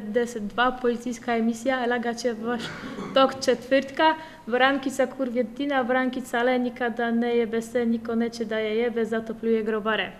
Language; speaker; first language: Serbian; non-native, fluent; Polish